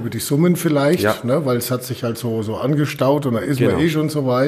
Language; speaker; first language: German; native; German